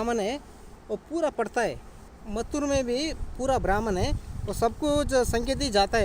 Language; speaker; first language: Hindi; non-native, local second language; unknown